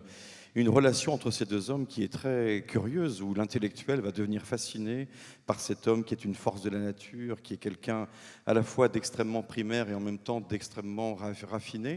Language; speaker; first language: French; native; French